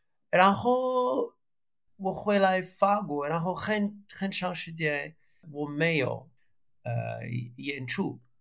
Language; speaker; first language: Chinese; non-native, learner; French